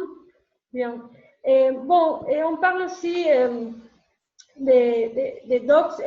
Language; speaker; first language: French; non-native, learner; Spanish